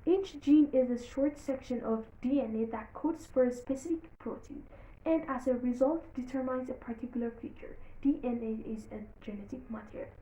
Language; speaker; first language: English; non-native, local second language; Amharic